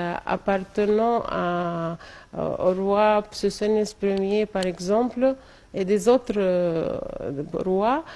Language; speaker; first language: French; non-native, fluent; Arabic